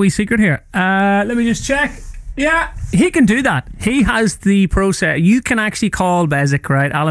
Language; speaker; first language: English; native; English